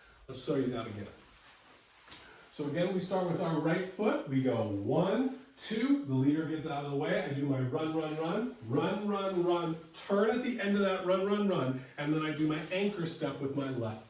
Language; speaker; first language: English; native; English